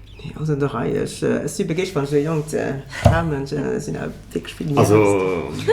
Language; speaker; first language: Luxembourgish; early bilingual, other home language; Portuguese